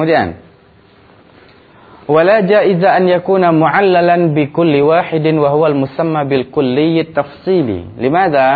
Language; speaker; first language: Arabic; non-native, fluent; Indonesian